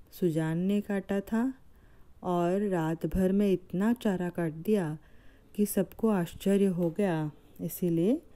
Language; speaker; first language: Hindi; non-native, local second language; Marathi